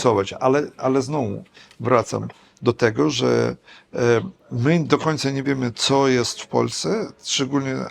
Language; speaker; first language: Polish; non-native, fluent; Ukrainian